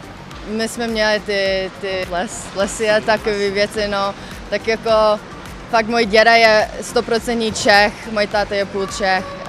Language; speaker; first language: Czech; non-native, local second language; English